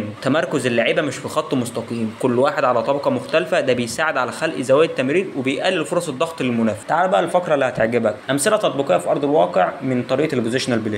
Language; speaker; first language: Arabic; native; Arabic